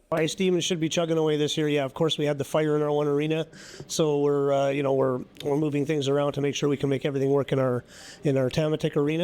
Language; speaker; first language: English; native; English